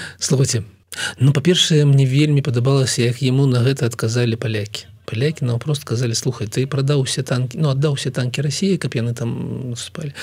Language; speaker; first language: Belarusian; non-native, local second language; Russian